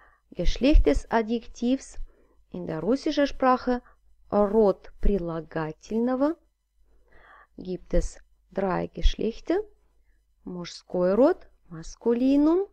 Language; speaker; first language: German; non-native, fluent; Russian